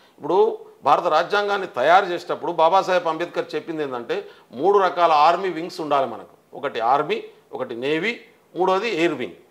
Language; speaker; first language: Telugu; non-native, local second language; Lambadi